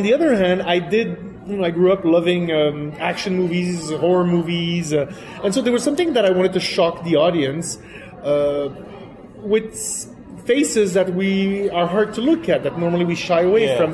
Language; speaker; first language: English; non-native, fluent; French